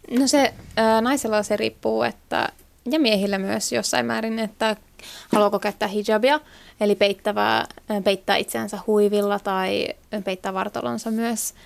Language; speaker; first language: Finnish; native; Finnish